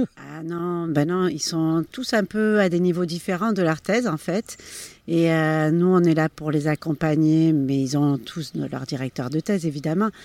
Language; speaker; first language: French; native; French